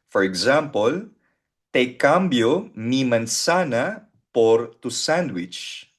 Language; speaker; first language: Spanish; non-native, fluent; Filipino